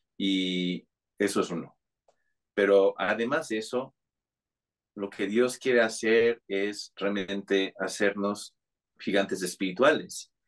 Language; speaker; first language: Spanish; non-native, fluent; English